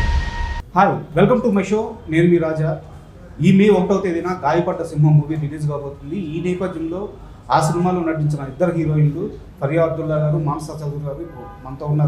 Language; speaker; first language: Telugu; native; Telugu